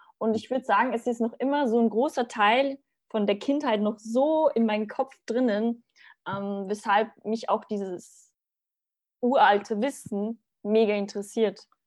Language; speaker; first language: German; early bilingual, other home language; Bosnian